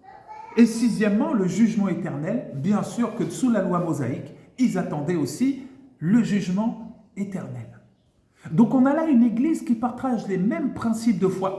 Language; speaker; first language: French; native; French